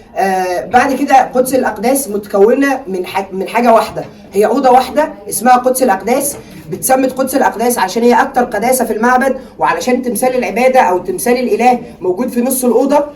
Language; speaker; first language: Egyptian Arabic; non-native, local second language; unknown